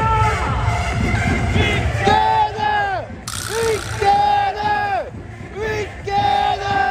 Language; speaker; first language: Japanese; native; Japanese